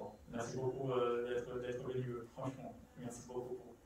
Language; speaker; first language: French; non-native, fluent; Portuguese